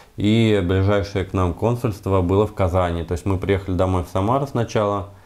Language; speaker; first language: Russian; native; Russian